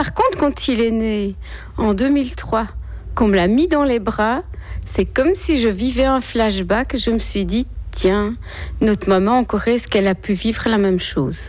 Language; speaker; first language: French; native; French